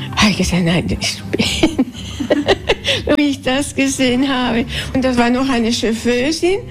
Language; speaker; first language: German; early bilingual, heritage; Spanish